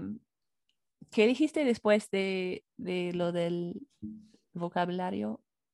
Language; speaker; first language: Spanish; non-native, fluent; English